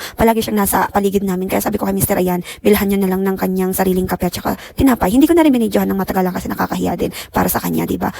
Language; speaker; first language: Filipino; non-native, local second language; Iloko